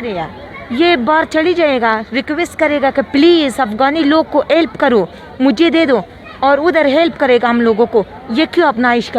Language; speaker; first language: Hindi; non-native, fluent; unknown